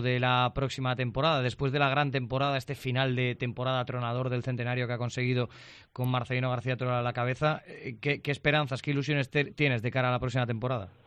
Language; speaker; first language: Spanish; native; Spanish